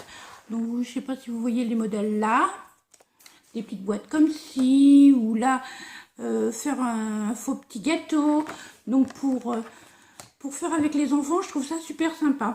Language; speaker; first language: French; native; French